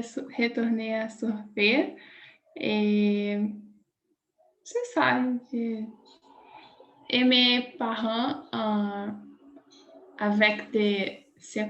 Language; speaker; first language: French; non-native, learner; Portuguese